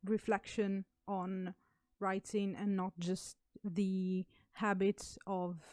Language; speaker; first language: English; non-native, fluent; Italian